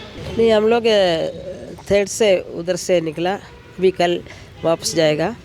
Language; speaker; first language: Hindi; non-native, local second language; Malayalam